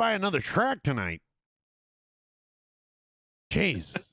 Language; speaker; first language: English; native; English